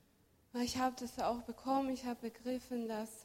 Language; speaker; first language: German; early bilingual, other home language; Russian